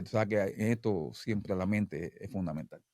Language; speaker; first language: Spanish; native; Spanish